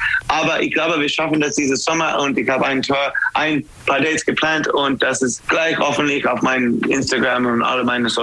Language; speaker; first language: German; non-native, fluent; English